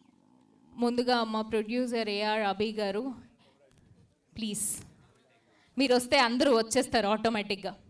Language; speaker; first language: Telugu; native; Telugu